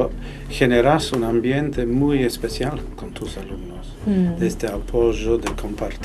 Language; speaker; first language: Spanish; non-native, fluent; English